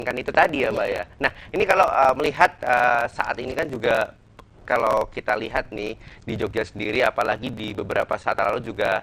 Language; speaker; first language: Indonesian; native; Indonesian